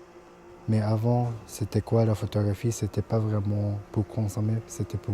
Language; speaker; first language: French; non-native, fluent; Japanese